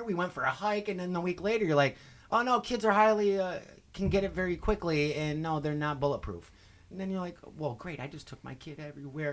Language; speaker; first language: English; native; English